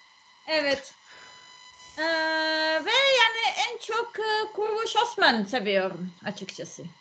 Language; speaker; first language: Turkish; non-native, learner; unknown